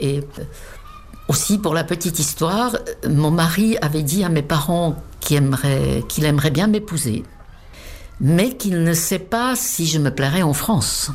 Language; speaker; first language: French; non-native, fluent; Czech